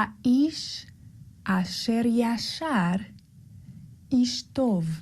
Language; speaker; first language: Hebrew; non-native, learner; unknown